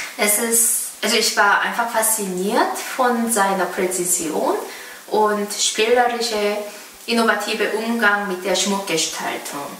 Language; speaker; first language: German; non-native, fluent; Korean